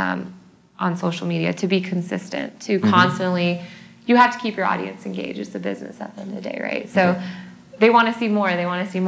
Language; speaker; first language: English; native; English